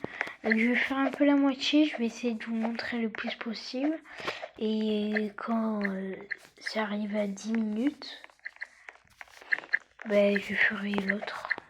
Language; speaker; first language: French; native; French